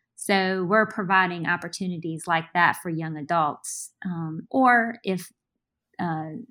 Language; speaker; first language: English; native; English